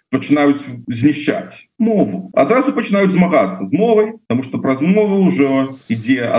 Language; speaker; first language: Belarusian; non-native, local second language; Russian